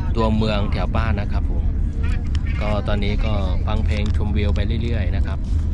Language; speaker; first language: Thai; non-native, fluent; Chinese